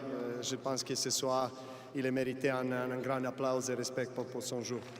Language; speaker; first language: French; non-native, fluent; Serbian